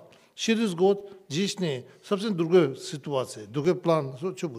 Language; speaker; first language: Russian; non-native, learner; Tibetan